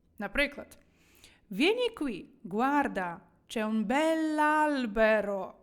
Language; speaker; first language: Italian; non-native, fluent; Ukrainian